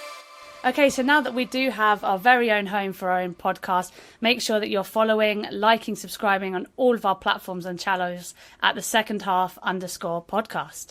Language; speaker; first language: English; native; English